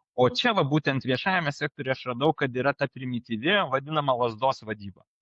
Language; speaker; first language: Lithuanian; native; Lithuanian